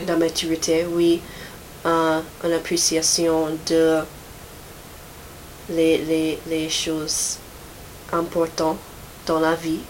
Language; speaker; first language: French; non-native, learner; English